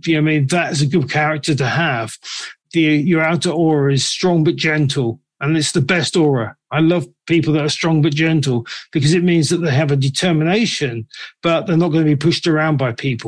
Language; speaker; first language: English; native; English